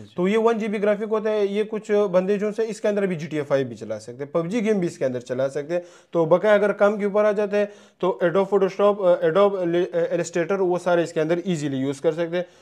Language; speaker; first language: Urdu; non-native, local second language; Punjabi